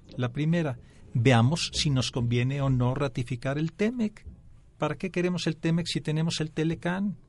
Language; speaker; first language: Spanish; native; Spanish